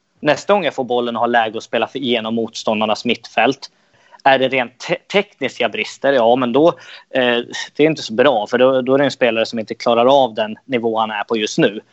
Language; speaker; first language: Swedish; native; Swedish